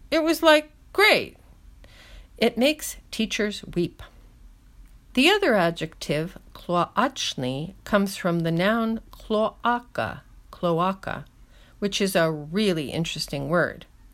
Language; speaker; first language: English; native; English